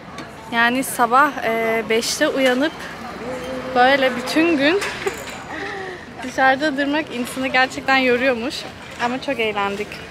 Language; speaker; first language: Turkish; early bilingual, heritage; Turkish